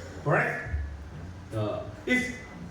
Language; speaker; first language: English; non-native, learner; Indonesian